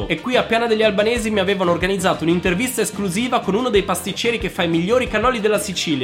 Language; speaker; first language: Italian; native; Italian